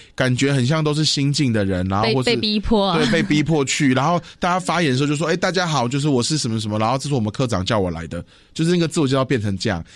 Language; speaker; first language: Chinese; non-native, local second language; Hakka Chinese